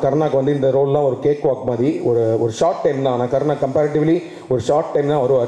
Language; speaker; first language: Tamil; native; Tamil